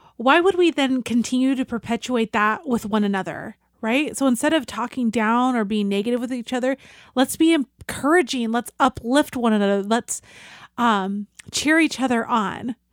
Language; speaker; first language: English; native; English